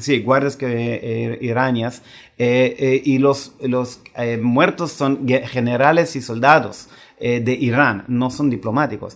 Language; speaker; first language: Spanish; non-native, fluent; Hebrew